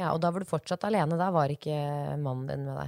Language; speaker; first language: Norwegian; native; Norwegian